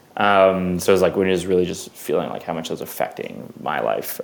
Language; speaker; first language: English; native; English